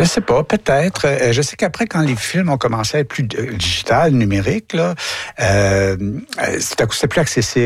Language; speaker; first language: French; native; French